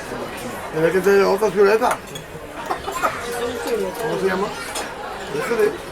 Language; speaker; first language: Spanish; early bilingual, heritage; English